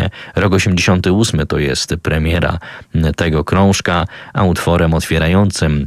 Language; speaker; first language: Polish; native; Polish